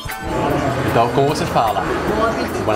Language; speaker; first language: Portuguese; non-native, fluent; Czech